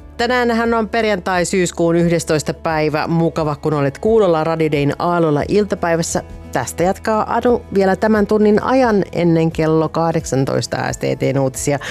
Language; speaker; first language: Finnish; native; Finnish